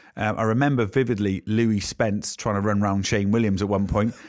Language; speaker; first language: English; native; English